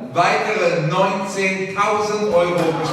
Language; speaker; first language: German; native; German